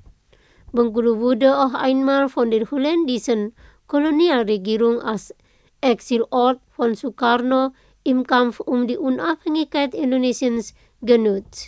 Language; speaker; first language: German; non-native, fluent; Indonesian